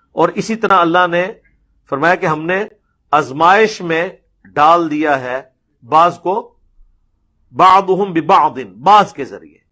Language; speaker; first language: Urdu; non-native, local second language; Punjabi